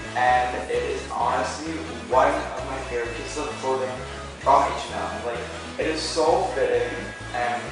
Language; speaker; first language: English; native; English